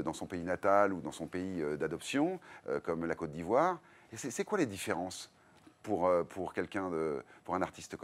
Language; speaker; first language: French; native; French